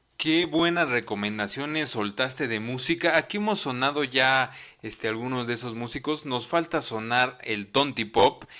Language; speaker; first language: Spanish; native; Spanish